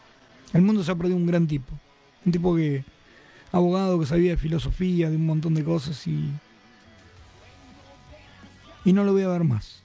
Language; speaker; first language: Spanish; native; Spanish